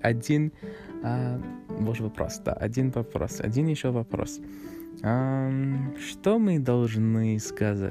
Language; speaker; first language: Russian; non-native, learner; English